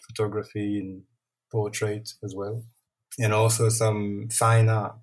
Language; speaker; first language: English; non-native, fluent; French